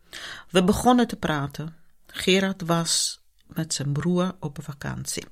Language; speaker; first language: Dutch; non-native, fluent; Italian